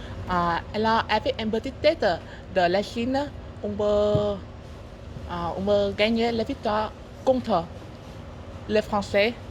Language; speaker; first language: French; non-native, learner; Vietnamese